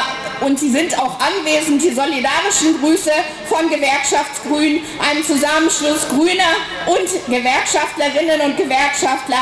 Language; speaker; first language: German; native; German